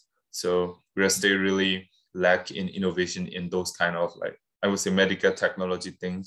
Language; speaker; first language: English; non-native, fluent; Burmese